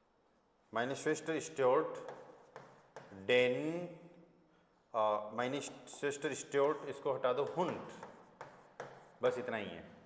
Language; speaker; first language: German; non-native, fluent; Hindi